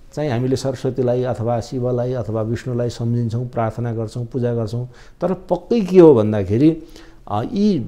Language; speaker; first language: Nepali; native; Nepali